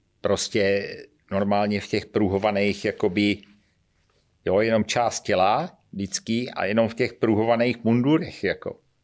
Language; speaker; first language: Czech; native; Czech